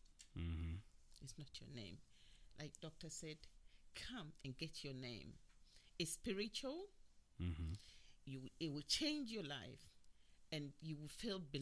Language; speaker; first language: English; native; English